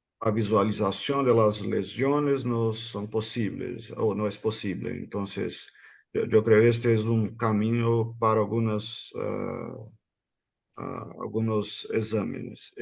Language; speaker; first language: Spanish; non-native, fluent; Portuguese